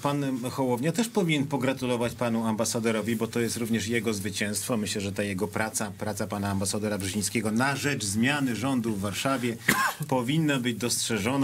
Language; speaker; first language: Polish; native; Polish